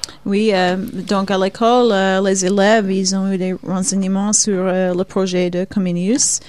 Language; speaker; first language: French; non-native, fluent; Swedish